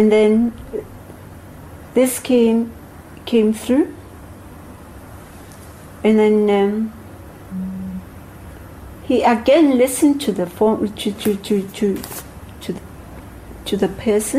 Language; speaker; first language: English; non-native, local second language; Zulu